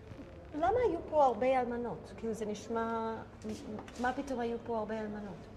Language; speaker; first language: Hebrew; native; Hebrew